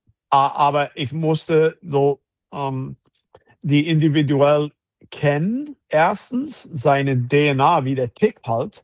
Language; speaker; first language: German; non-native, fluent; English